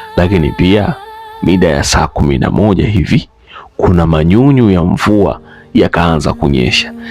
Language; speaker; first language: Swahili; native; Swahili